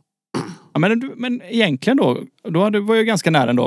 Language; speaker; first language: Swedish; native; Swedish